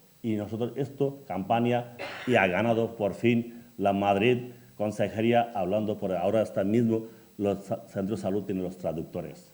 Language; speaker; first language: Spanish; non-native, learner; Bangla